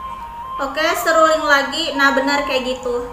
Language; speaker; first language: Indonesian; native; Indonesian